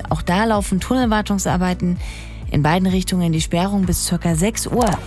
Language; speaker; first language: German; native; German